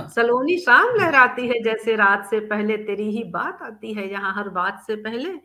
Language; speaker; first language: Hindi; native; Hindi